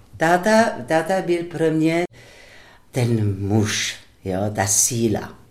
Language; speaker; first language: Czech; non-native, fluent; French